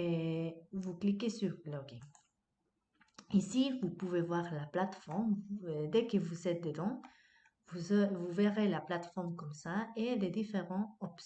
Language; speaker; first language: French; non-native, fluent; Spanish